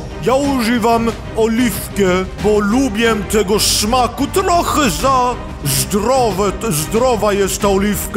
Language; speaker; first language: Polish; early bilingual, heritage; Polish